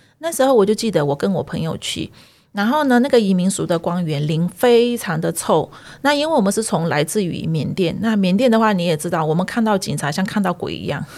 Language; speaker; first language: Chinese; early bilingual, heritage; Chinese